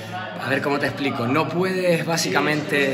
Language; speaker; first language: Spanish; native; Spanish